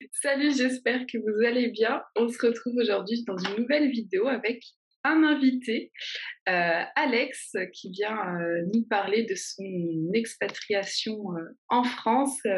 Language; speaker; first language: French; native; French